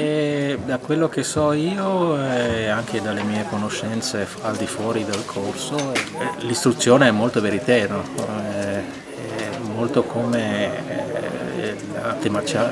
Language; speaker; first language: Italian; non-native, fluent; Malayalam